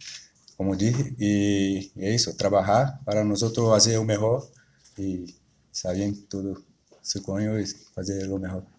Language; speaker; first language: Spanish; non-native, learner; Portuguese